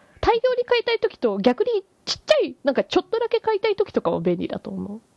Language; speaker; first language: Japanese; early bilingual, heritage; Japanese